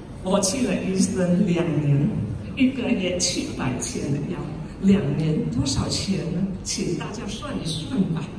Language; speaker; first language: Chinese; early bilingual, heritage; Chinese